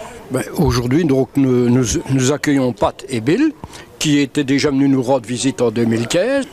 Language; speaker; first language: French; native; French